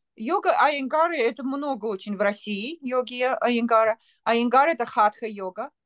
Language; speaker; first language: Russian; native; Russian